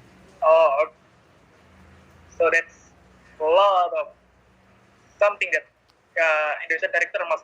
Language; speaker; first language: English; non-native, learner; Indonesian